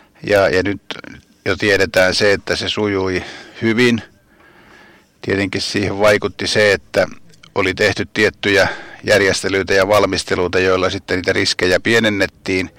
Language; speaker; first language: Finnish; native; Finnish